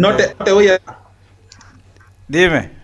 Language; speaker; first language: Spanish; non-native, local second language; Wolof